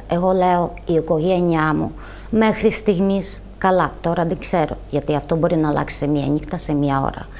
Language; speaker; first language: Greek; non-native, fluent; Ukrainian